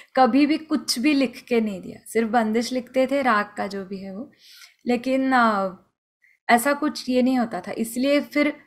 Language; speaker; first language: Hindi; non-native, local second language; Marathi